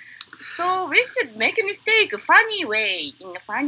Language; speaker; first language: English; non-native, learner; Japanese